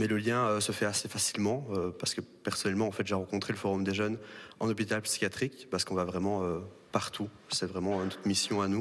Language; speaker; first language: French; native; French